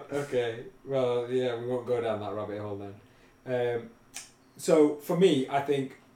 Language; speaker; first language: English; native; English